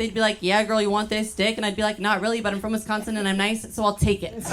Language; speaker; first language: English; native; English